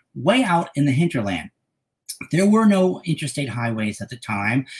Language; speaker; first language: English; native; English